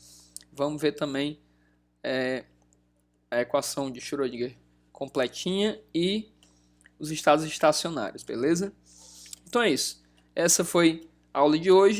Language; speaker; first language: Portuguese; native; Portuguese